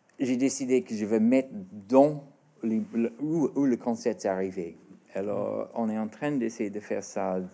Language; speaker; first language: French; non-native, fluent; English